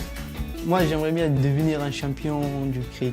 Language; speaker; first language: French; non-native, learner; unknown